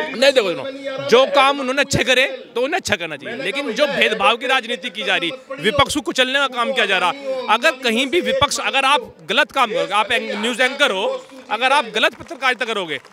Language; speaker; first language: Hindi; native; Hindi